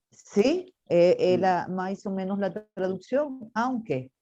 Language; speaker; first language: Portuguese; non-native, learner; Spanish